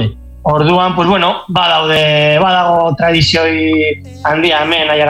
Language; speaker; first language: Basque; non-native, local second language; Spanish